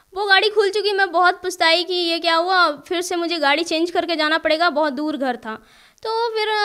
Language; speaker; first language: Hindi; native; Hindi